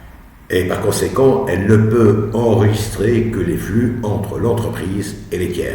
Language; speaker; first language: French; non-native, local second language; Arabic